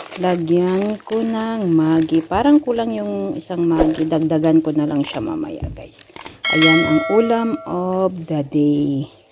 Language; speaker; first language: Filipino; non-native, local second language; Cebuano